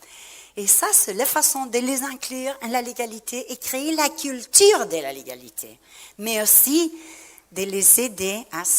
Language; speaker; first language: French; non-native, fluent; Spanish